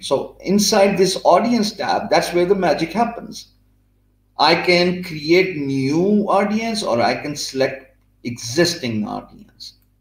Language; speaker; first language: English; non-native, local second language; Urdu